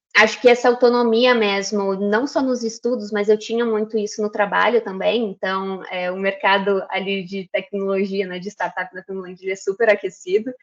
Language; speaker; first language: Portuguese; native; Portuguese